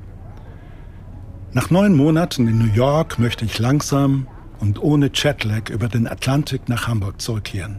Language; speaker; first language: German; native; German